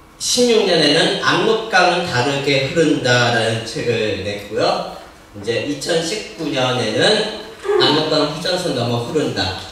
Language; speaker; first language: Korean; native; Korean